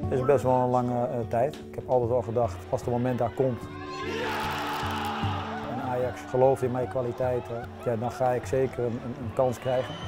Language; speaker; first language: Dutch; native; Dutch